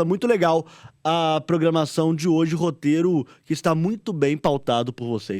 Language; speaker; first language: Portuguese; native; Portuguese